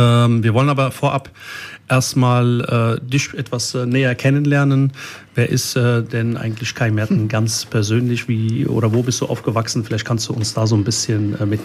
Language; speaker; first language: German; early bilingual, other home language; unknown